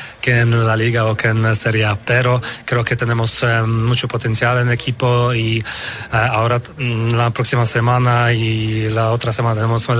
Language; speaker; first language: Spanish; non-native, learner; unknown